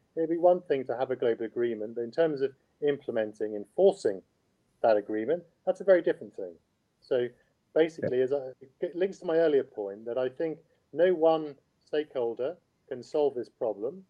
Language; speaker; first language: English; native; English